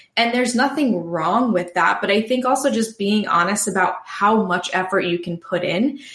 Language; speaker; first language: English; native; English